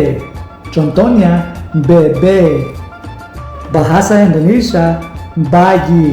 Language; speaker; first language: Indonesian; non-native, learner; Spanish